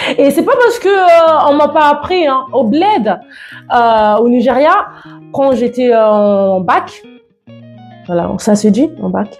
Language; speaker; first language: French; non-native, fluent; Yoruba